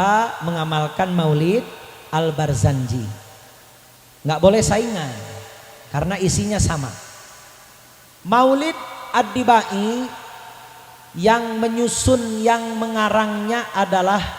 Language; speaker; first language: Indonesian; native; Indonesian